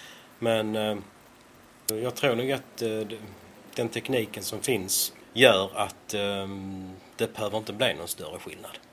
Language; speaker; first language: Swedish; native; Swedish